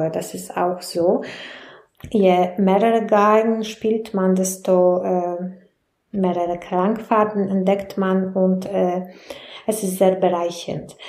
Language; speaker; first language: German; non-native, fluent; Polish